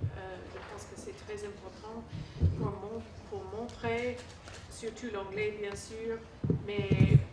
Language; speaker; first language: French; non-native, fluent; English